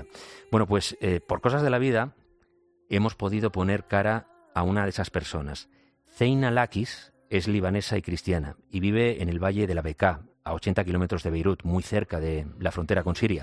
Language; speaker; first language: Spanish; native; Spanish